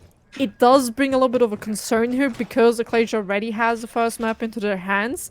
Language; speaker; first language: English; non-native, fluent; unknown